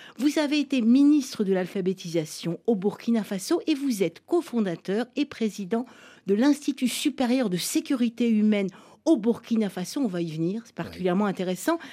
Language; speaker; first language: French; native; French